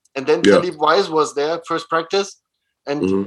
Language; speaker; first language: English; non-native, fluent; German